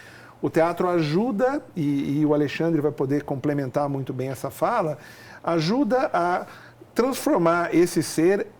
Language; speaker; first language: Portuguese; native; Portuguese